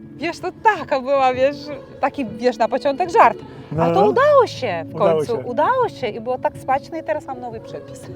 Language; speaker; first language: Polish; non-native, learner; Romanian